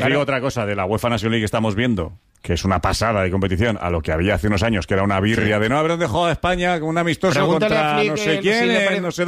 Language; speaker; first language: Spanish; native; Spanish